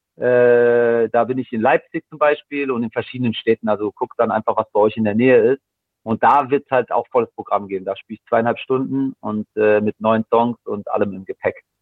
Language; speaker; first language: German; native; German